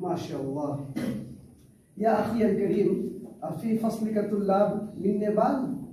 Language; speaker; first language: Arabic; non-native, learner; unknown